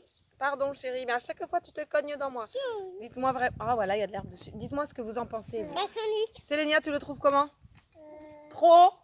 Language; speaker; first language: French; native; French